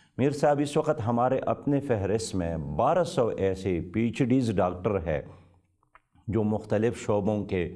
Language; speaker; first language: Urdu; non-native, local second language; Pashto